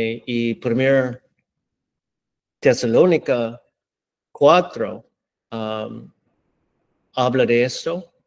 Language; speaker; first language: Spanish; non-native, learner; English